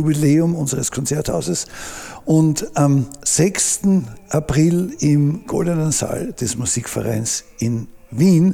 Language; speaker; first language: German; native; German